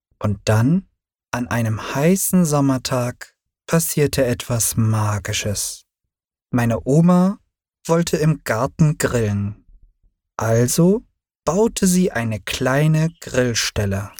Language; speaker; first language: German; early bilingual, other home language; Turkish